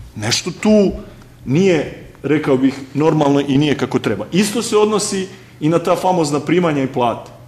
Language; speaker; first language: Serbian; native; Serbian